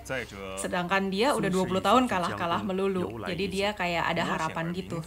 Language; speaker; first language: Indonesian; native; Indonesian